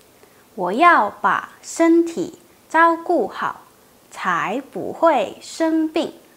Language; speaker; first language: Chinese; non-native, fluent; Indonesian